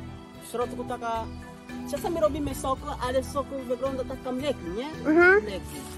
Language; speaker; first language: Polish; non-native, learner; Swahili